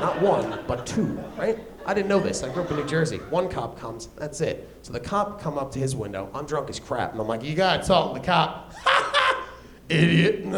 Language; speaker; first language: English; native; English